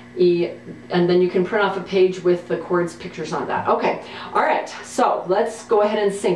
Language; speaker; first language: English; native; English